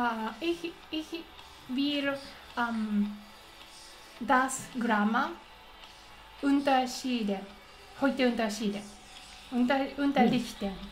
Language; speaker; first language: German; non-native, learner; Japanese